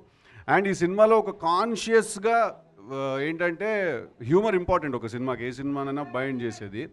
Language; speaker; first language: Telugu; native; Telugu